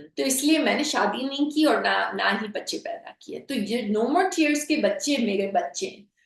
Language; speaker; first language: Urdu; native; Urdu